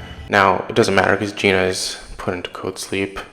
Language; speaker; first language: English; native; English